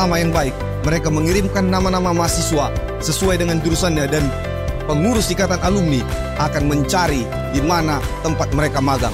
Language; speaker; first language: Indonesian; native; Indonesian